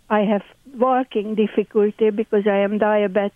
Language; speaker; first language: English; non-native, fluent; Hungarian